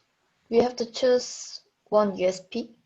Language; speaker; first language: English; non-native, learner; Korean